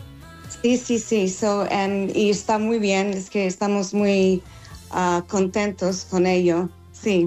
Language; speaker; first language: Spanish; non-native, learner; English